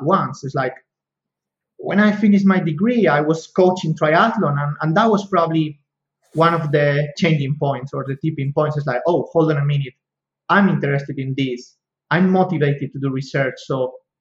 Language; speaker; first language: English; non-native, fluent; Spanish